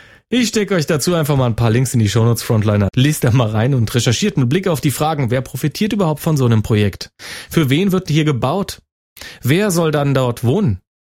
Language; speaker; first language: German; native; German